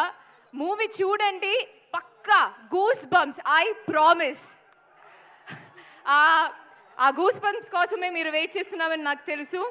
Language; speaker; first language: Telugu; non-native, fluent; Malayalam